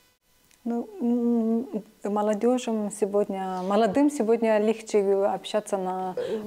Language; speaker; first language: Russian; non-native, local second language; Romanian